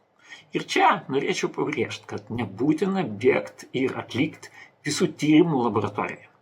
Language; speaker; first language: Lithuanian; non-native, local second language; Russian